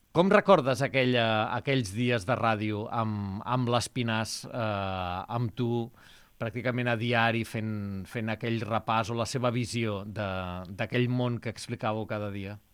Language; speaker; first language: Catalan; native; Catalan